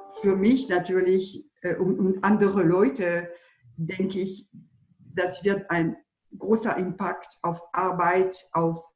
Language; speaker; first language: German; non-native, fluent; French